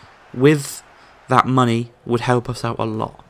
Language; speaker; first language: English; native; English